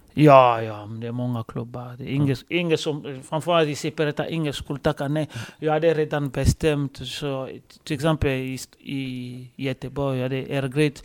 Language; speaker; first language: Swedish; non-native, fluent; Lingala